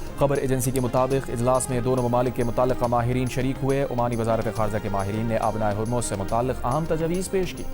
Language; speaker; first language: Urdu; native; Urdu